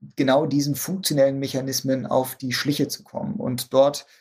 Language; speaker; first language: German; native; German